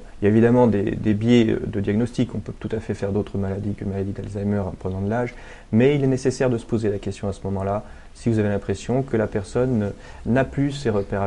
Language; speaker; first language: French; native; French